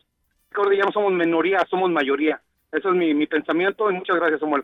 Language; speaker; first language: Spanish; native; Spanish